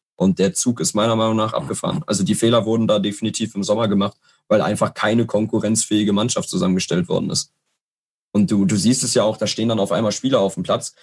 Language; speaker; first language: German; native; German